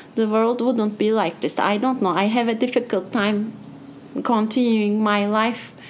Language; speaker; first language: English; non-native, fluent; Turkish